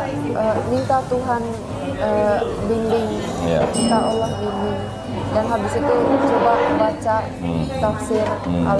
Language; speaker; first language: Indonesian; non-native, fluent; Finnish